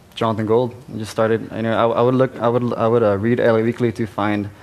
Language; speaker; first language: English; native; English